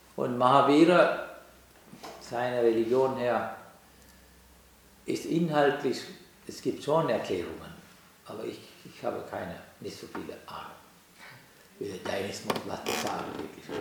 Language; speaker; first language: German; non-native, learner; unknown